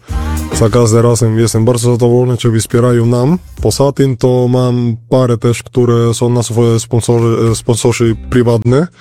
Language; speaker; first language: Polish; non-native, learner; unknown